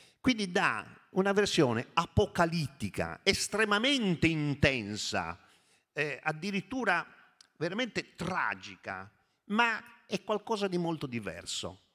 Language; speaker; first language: Italian; native; Italian